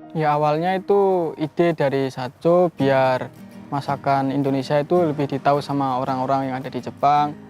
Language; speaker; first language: Indonesian; native; Indonesian